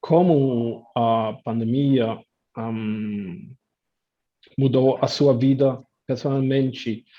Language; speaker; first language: Portuguese; non-native, fluent; German